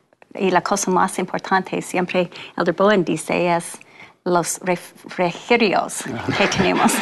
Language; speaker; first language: Spanish; non-native, learner; English